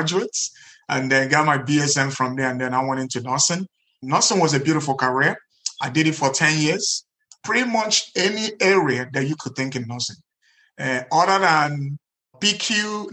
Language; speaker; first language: English; non-native, local second language; Igbo